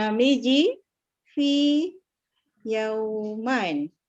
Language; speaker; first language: Arabic; non-native, learner; Malay